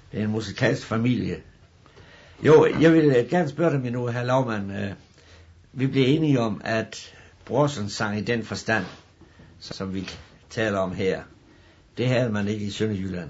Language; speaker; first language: Danish; native; Danish